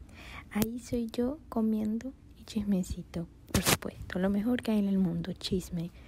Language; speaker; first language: Spanish; early bilingual, heritage; Portuguese